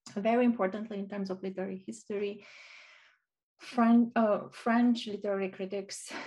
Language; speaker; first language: English; non-native, fluent; Romanian